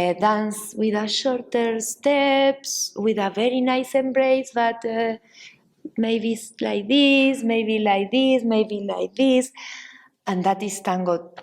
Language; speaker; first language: English; non-native, learner; Spanish